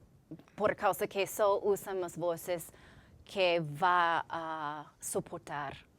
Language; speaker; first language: Portuguese; non-native, learner; English